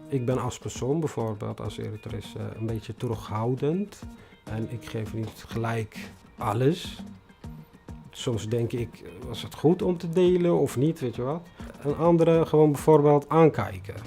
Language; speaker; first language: Dutch; non-native, fluent; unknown